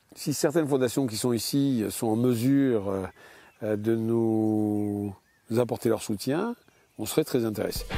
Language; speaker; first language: French; native; French